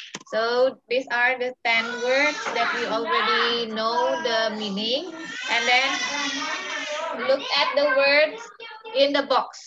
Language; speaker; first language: English; non-native, fluent; Balinese